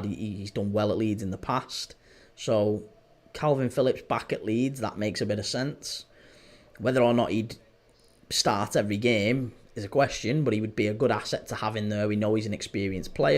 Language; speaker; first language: English; native; English